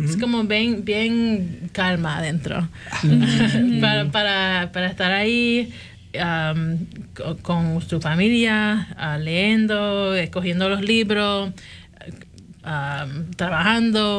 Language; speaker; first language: Spanish; early bilingual, heritage; Spanish